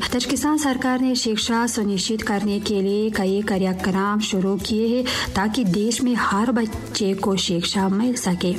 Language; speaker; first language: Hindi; non-native, fluent; Tajik